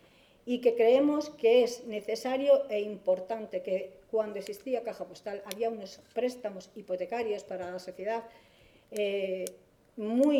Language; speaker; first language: Spanish; native; Spanish